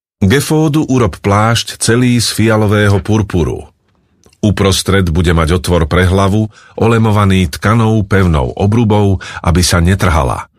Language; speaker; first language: Slovak; native; Slovak